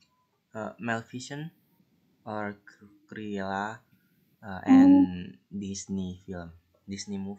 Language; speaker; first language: English; non-native, learner; Indonesian